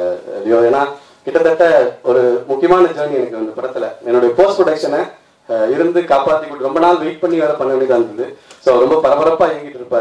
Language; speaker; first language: Tamil; native; Tamil